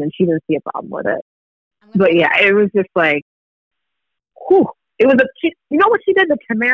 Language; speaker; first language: English; early bilingual, other home language; Swahili